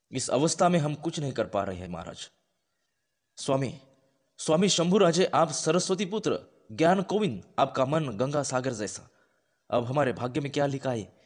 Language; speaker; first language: Hindi; non-native, local second language; Marathi